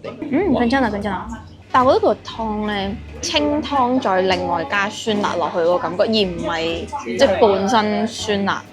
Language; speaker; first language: Cantonese; native; Cantonese